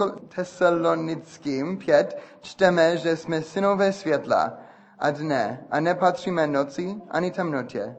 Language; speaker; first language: Czech; non-native, fluent; English